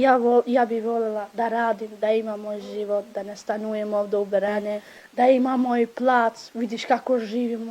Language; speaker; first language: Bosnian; non-native, local second language; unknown